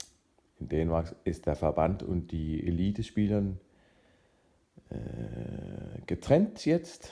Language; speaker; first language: German; non-native, fluent; Danish